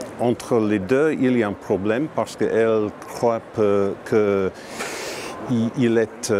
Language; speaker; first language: French; non-native, learner; English